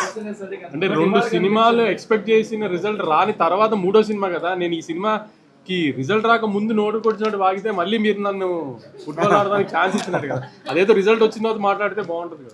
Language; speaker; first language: Telugu; native; Telugu